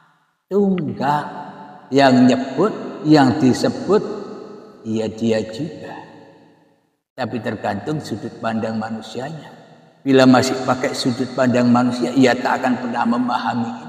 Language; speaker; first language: Indonesian; native; Indonesian